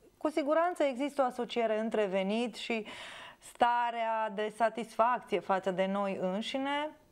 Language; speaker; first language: Romanian; native; Romanian